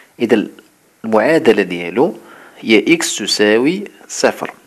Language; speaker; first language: Arabic; native; Arabic